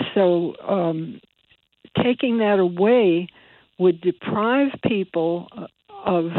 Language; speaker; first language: English; native; English